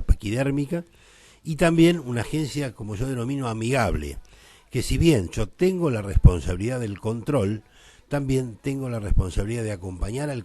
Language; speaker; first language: Spanish; native; Spanish